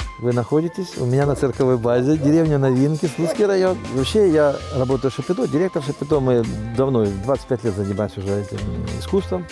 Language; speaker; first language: Russian; native; Russian